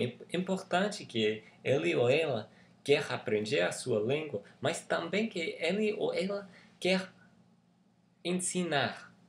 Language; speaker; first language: Portuguese; non-native, learner; English